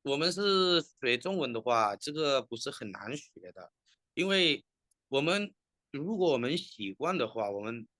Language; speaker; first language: Chinese; non-native, fluent; Indonesian